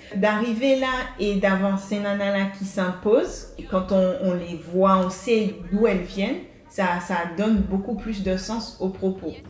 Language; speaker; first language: French; native; French